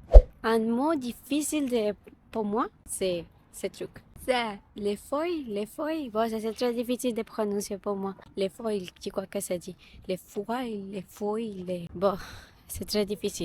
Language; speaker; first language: French; non-native, learner; Spanish